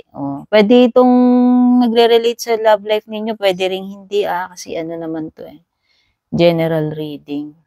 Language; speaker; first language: Filipino; native; Filipino